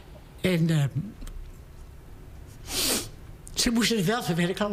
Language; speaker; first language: Dutch; native; Dutch